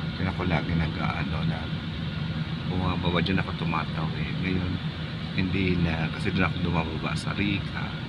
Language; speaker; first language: Filipino; native; Filipino